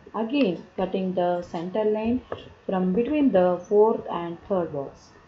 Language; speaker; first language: English; non-native, local second language; Kannada